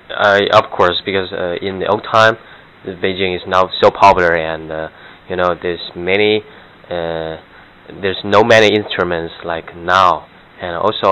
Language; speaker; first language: English; non-native, learner; Chinese